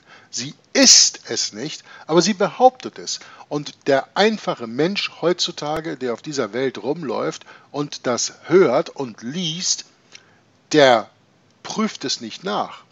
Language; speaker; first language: German; native; German